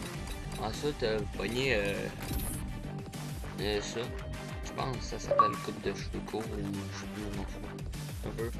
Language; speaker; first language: French; native; French